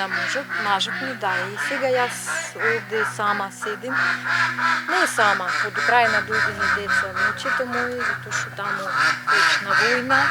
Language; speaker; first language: Macedonian; non-native, learner; Russian